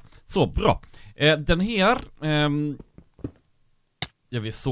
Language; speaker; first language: Swedish; native; Swedish